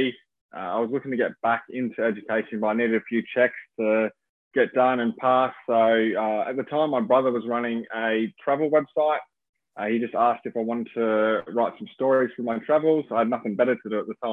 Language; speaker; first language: English; native; English